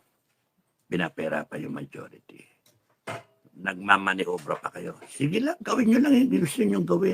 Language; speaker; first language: Filipino; native; Filipino